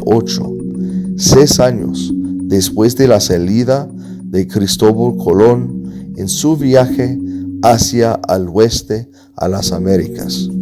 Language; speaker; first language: Spanish; non-native, fluent; English